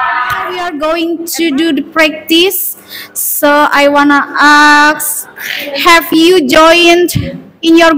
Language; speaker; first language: English; non-native, learner; Indonesian